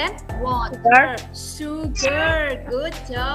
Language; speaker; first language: English; non-native, learner; Indonesian